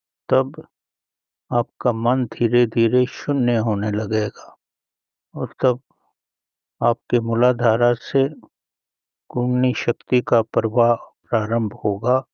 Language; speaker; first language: Hindi; native; Hindi